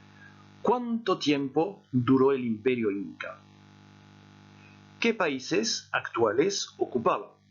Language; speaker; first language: Spanish; non-native, fluent; French